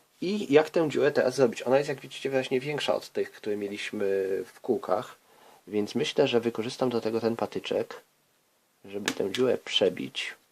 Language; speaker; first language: Polish; native; Polish